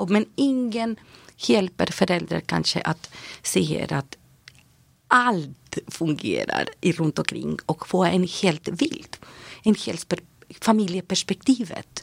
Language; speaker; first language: Swedish; non-native, fluent; Spanish